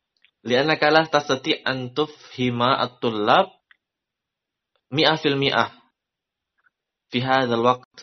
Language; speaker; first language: Arabic; non-native, fluent; Indonesian